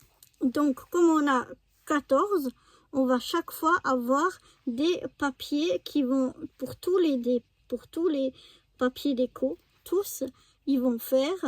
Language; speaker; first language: French; native; French